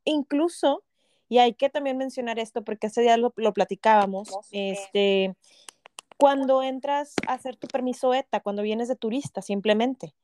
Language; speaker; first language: Spanish; native; Spanish